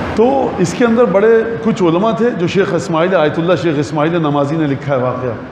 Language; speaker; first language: Urdu; native; Urdu